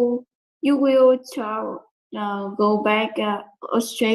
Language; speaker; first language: English; non-native, learner; Vietnamese